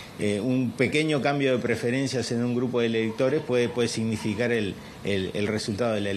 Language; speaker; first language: Spanish; native; Spanish